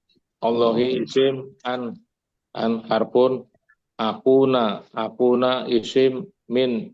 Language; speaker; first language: Arabic; non-native, learner; Indonesian